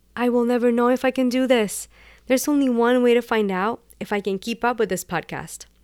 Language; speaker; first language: English; non-native, fluent; Spanish